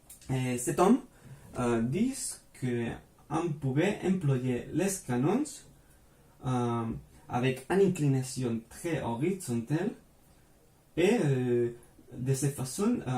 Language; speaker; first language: French; non-native, fluent; Spanish